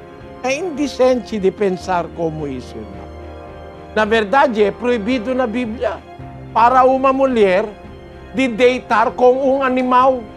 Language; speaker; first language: Portuguese; non-native, learner; Filipino